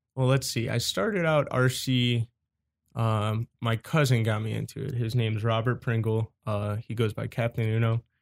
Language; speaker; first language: English; native; English